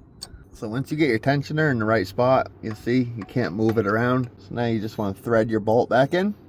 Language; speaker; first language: English; native; English